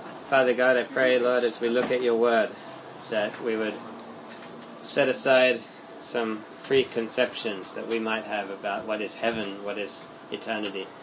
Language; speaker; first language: English; native; English